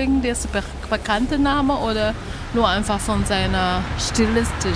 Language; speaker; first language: German; non-native, learner; Chinese